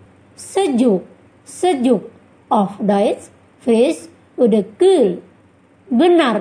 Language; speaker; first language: German; non-native, fluent; Indonesian